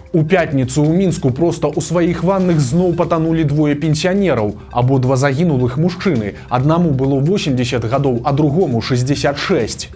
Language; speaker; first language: Belarusian; native; Belarusian